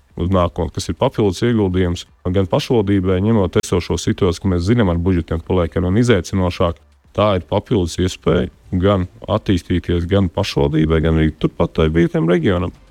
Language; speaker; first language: Latvian; native; Latvian